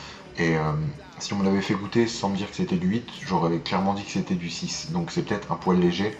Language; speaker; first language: French; native; French